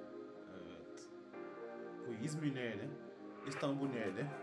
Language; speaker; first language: Turkish; non-native, learner; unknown